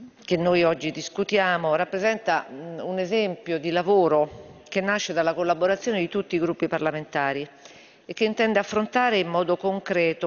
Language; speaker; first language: Italian; native; Italian